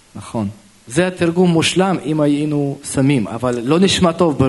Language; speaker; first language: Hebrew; non-native, local second language; Russian